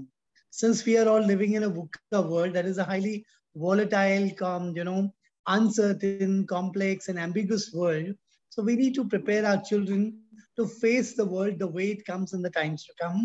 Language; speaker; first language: English; non-native, local second language; Hindi